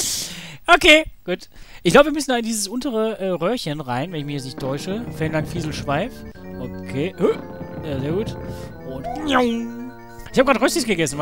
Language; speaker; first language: German; native; German